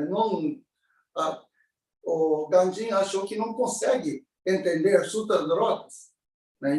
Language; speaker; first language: Portuguese; non-native, learner; Japanese